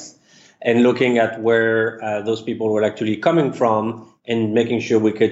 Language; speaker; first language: English; non-native, fluent; French